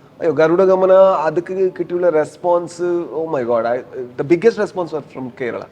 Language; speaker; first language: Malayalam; non-native, learner; Kannada